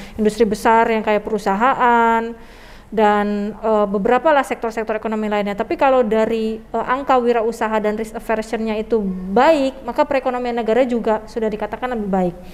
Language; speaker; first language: Indonesian; native; Indonesian